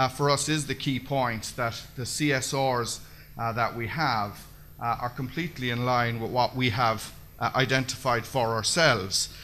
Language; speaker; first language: English; native; English